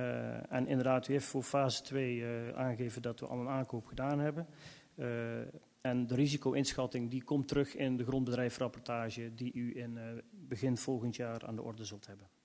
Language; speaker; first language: Dutch; native; Dutch